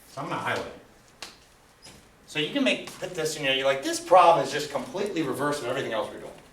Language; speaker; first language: English; native; English